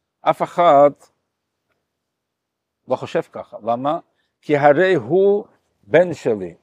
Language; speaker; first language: Hebrew; non-native, fluent; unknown